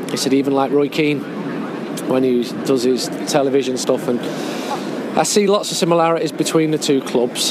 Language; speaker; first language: English; native; English